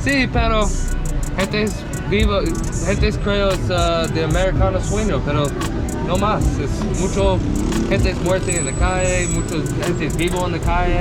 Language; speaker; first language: Spanish; non-native, learner; English